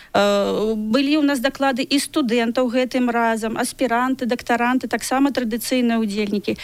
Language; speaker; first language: Belarusian; native; Belarusian